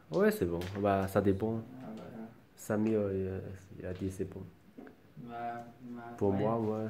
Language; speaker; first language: French; non-native, learner; Chinese